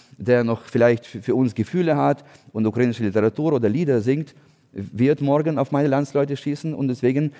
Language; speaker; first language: German; non-native, fluent; Ukrainian